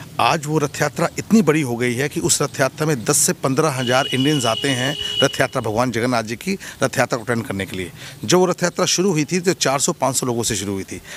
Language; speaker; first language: Hindi; native; Hindi